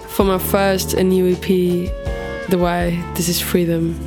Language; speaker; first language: English; non-native, fluent; Portuguese